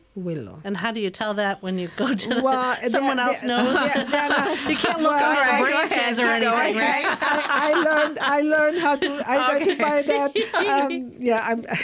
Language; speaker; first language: English; non-native, fluent; Italian